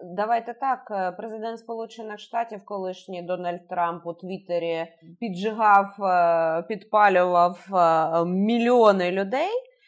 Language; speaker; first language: Ukrainian; native; Ukrainian